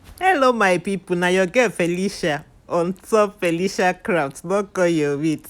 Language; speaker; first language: Nigerian Pidgin; non-native, local second language; Igbo